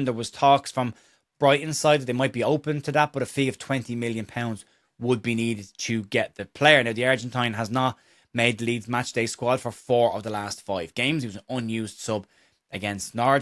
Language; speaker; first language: English; native; English